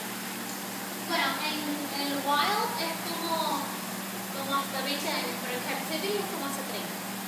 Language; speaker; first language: Spanish; early bilingual, heritage; Spanish